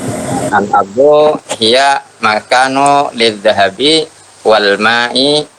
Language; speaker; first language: Arabic; non-native, learner; Indonesian